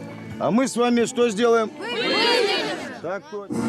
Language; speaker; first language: Russian; native; Russian